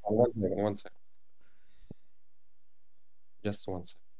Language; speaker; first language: English; non-native, learner; Italian